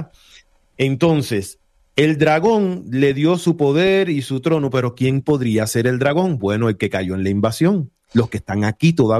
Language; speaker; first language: Spanish; native; Spanish